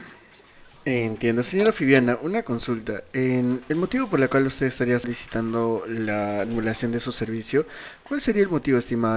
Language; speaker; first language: Spanish; native; Spanish